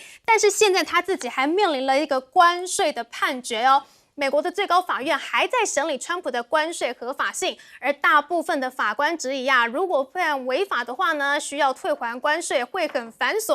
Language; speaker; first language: Chinese; native; Chinese